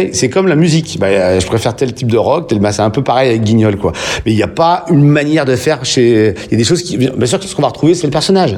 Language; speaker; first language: French; native; French